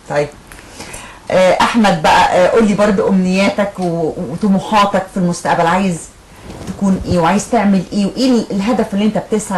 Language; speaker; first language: Arabic; native; Arabic